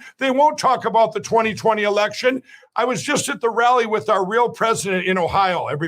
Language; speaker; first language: English; native; English